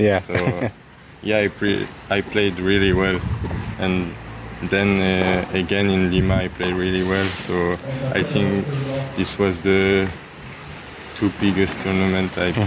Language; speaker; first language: English; non-native, learner; French